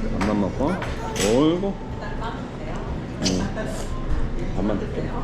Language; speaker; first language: Korean; native; Korean